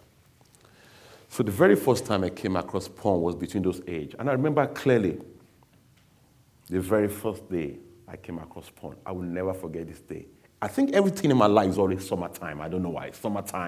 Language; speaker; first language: English; non-native, local second language; Yoruba